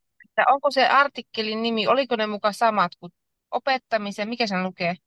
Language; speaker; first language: Finnish; native; Finnish